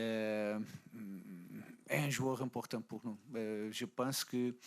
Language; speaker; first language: French; non-native, fluent; Portuguese